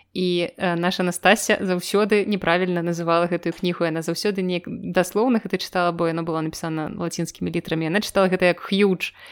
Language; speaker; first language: Belarusian; non-native, local second language; Russian